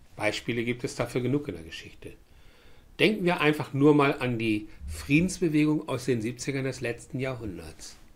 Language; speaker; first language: German; native; German